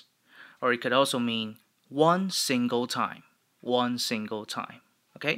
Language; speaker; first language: English; non-native, fluent; Chinese